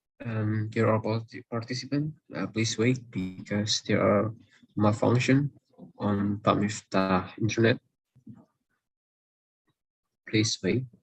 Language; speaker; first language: English; non-native, learner; Indonesian